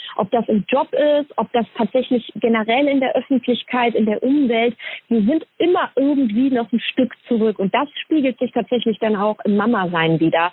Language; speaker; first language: German; early bilingual, other home language; Polish